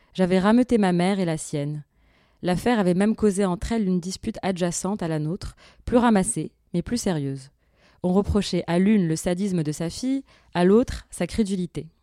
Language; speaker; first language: French; non-native, local second language; Arabic